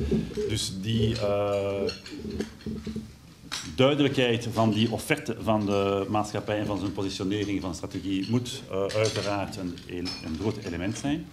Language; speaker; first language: Dutch; non-native, local second language; French